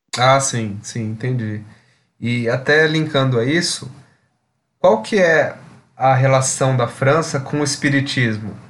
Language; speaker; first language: Portuguese; native; Portuguese